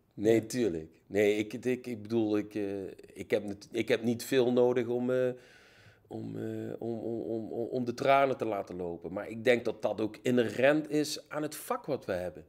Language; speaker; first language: Dutch; native; Dutch